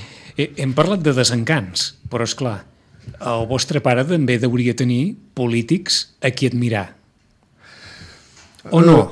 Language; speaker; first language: Catalan; native; Catalan